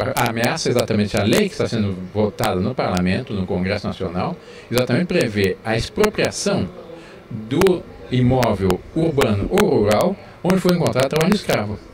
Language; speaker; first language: Portuguese; early bilingual, other home language; French